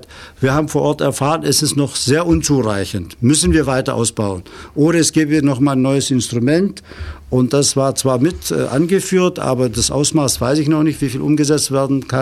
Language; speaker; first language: German; native; German